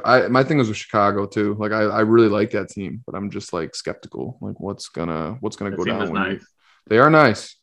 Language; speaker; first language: English; native; English